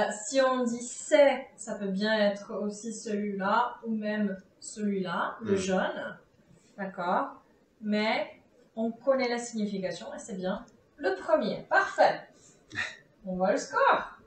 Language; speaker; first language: French; non-native, fluent; Czech